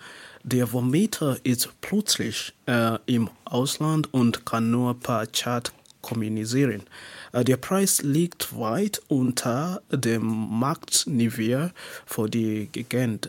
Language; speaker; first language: German; non-native, learner; English